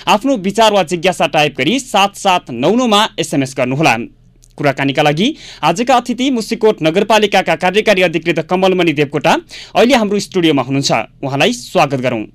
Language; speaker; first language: Nepali; native; Nepali